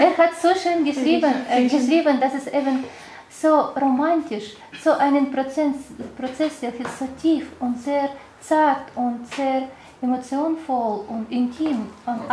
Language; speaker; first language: German; non-native, learner; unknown